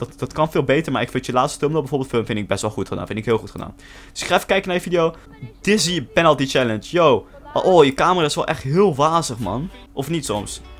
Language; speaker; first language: Dutch; early bilingual, other home language; Turkish